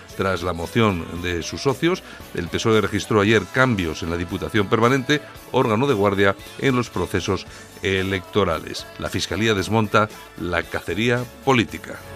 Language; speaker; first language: Spanish; native; Spanish